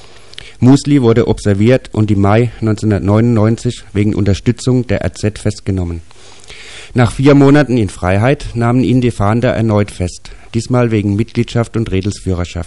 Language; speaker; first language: German; native; German